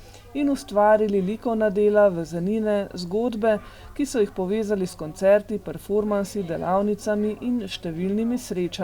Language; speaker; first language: Slovenian; native; Slovenian